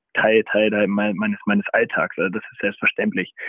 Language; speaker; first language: German; native; German